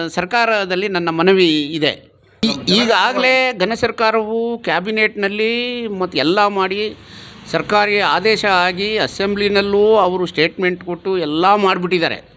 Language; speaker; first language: Kannada; non-native, local second language; Lambadi